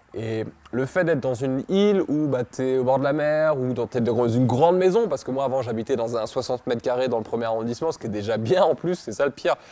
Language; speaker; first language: French; native; French